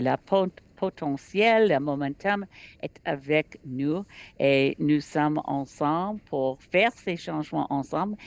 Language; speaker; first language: French; non-native, learner; English